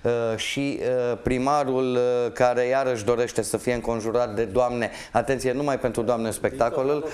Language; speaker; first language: Romanian; native; Romanian